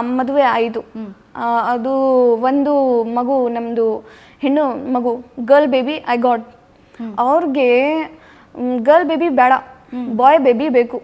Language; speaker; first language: Kannada; non-native, local second language; Urdu